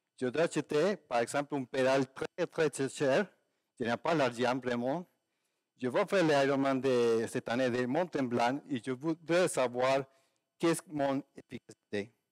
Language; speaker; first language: French; non-native, learner; Spanish